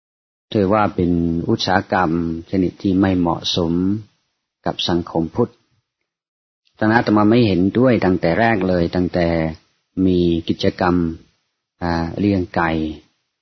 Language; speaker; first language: Thai; non-native, fluent; English